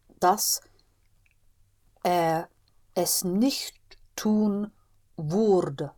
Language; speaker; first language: German; non-native, learner; English